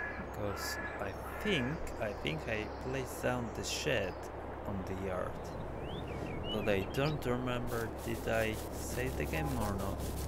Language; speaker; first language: English; non-native, fluent; Polish